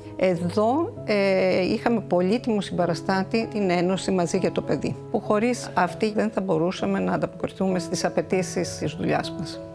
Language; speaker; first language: Greek; native; Greek